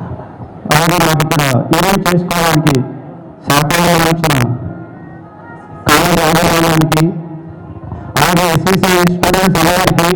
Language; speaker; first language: Telugu; native; Telugu